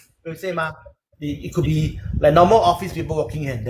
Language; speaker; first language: English; non-native, local second language; Chinese